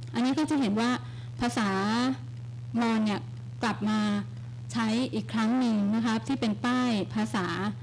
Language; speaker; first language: Thai; native; Thai